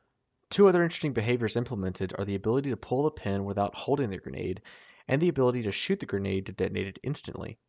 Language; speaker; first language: English; native; English